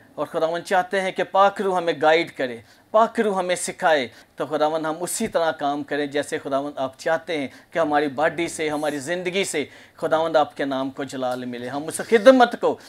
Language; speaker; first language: Urdu; non-native, local second language; Punjabi